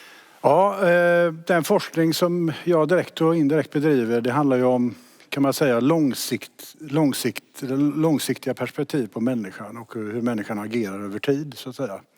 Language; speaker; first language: Swedish; native; Swedish